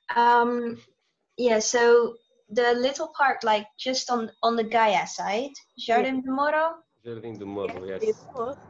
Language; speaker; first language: English; non-native, fluent; Dutch